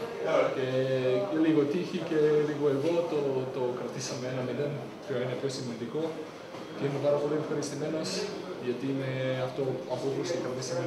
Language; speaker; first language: Greek; non-native, fluent; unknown